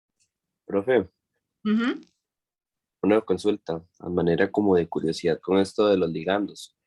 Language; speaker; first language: Spanish; native; Spanish